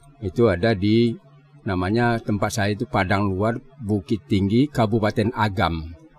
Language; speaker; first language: Indonesian; native; Indonesian